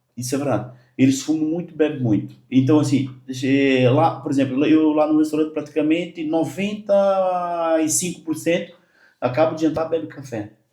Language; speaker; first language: Portuguese; native; Portuguese